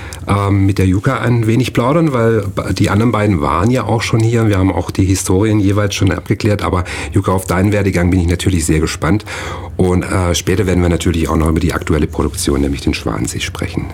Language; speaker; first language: German; native; German